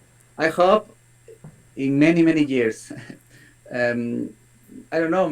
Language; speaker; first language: English; non-native, learner; Spanish